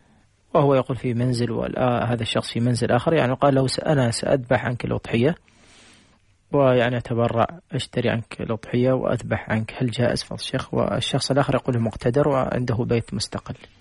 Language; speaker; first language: Arabic; native; Arabic